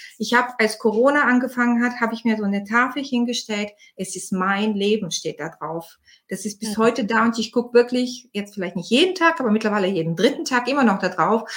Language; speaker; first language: German; non-native, fluent; Bulgarian